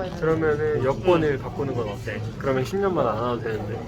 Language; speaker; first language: Korean; native; Korean